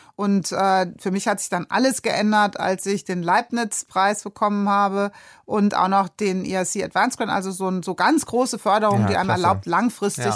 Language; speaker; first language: German; native; German